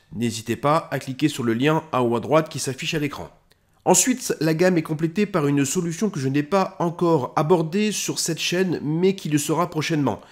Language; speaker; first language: French; native; French